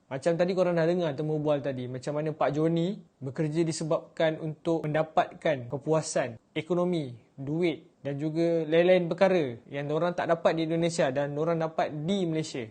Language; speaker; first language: Malay; native; Malay